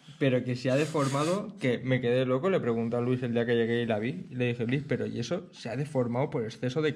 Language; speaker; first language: Spanish; native; Spanish